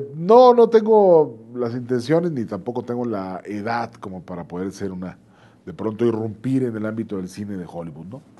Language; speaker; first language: Spanish; native; Spanish